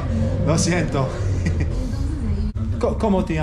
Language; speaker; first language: Spanish; non-native, learner; English